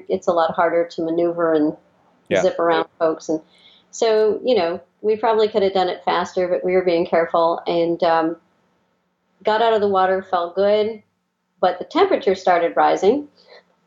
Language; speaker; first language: English; native; English